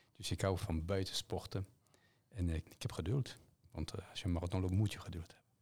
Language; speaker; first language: Dutch; non-native, fluent; French